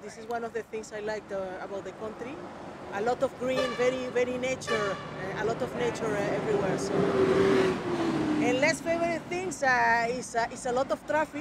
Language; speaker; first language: English; non-native, fluent; Spanish